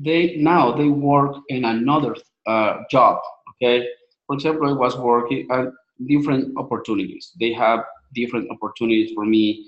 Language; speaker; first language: English; non-native, learner; Spanish